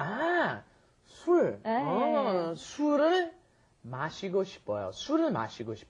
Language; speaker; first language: Korean; non-native, fluent; English